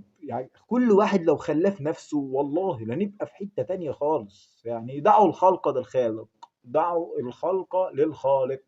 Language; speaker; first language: Arabic; native; Arabic